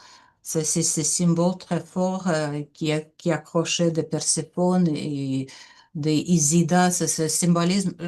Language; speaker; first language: French; non-native, learner; Russian